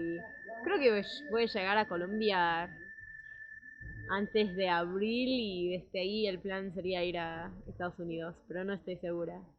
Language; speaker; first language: Spanish; non-native, fluent; English